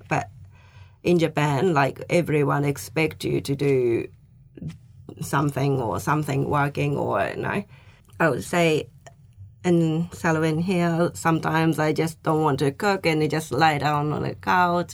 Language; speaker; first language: English; non-native, fluent; Japanese